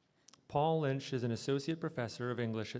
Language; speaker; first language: English; native; English